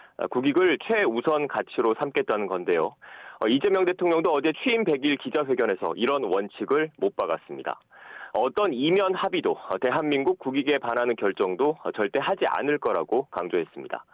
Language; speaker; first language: Korean; native; Korean